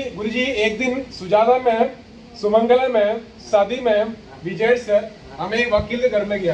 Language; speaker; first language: Hindi; non-native, local second language; Malayalam